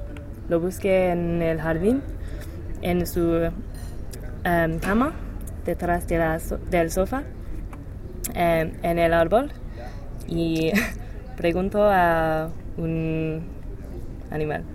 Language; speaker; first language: Spanish; non-native, learner; English